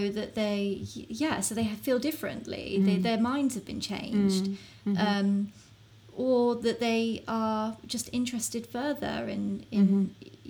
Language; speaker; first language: English; native; English